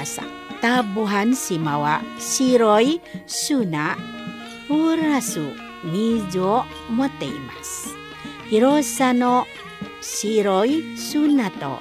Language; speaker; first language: Japanese; non-native, fluent; Indonesian